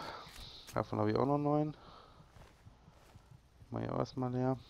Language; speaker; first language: German; native; German